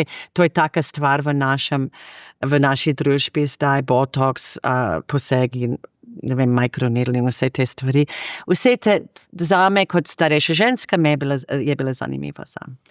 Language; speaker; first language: Slovenian; non-native, fluent; English